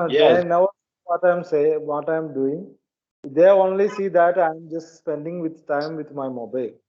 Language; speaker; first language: English; non-native, learner; Malayalam